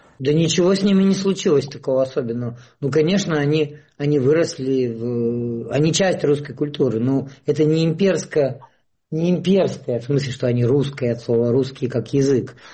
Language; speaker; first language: Russian; native; Russian